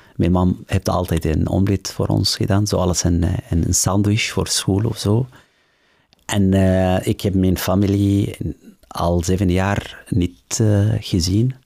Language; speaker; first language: Dutch; non-native, learner; Arabic